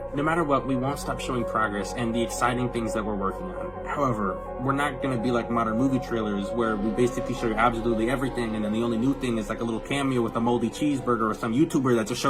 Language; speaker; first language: English; native; English